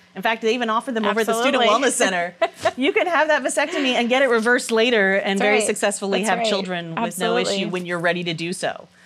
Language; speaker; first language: English; native; English